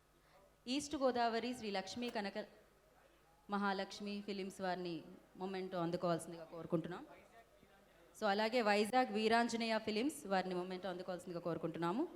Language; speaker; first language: Telugu; native; Telugu